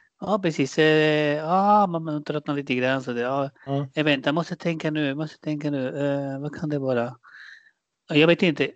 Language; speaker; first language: Swedish; non-native, fluent; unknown